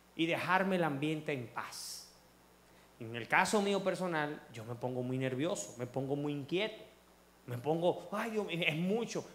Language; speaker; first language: Spanish; early bilingual, heritage; Spanish